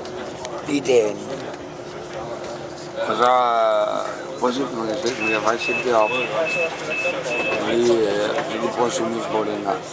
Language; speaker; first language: Danish; native; Danish